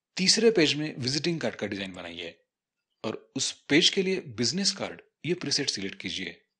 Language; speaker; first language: Hindi; non-native, local second language; Marathi